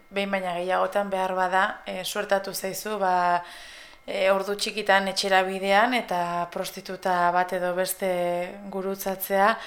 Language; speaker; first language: Basque; native; Basque